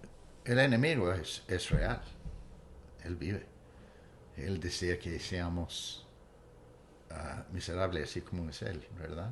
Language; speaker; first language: Spanish; non-native, fluent; English